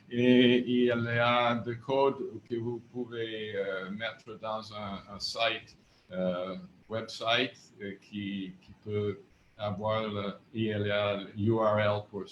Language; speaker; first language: French; non-native, fluent; English